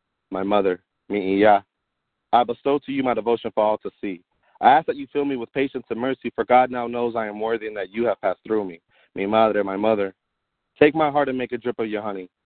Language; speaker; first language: English; early bilingual, other home language; Spanish